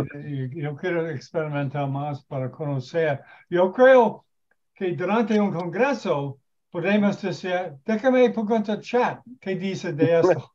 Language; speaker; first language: Spanish; non-native, learner; English